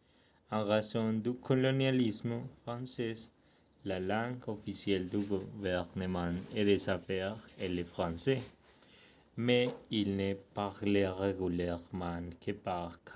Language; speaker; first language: French; non-native, learner; Spanish